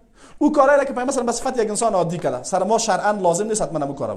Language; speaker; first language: Persian; native; Persian